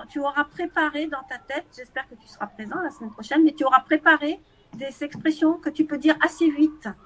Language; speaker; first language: French; native; French